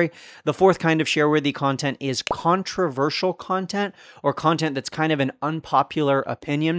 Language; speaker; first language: English; native; English